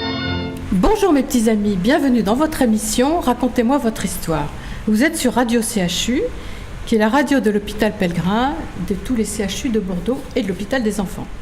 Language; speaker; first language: French; native; French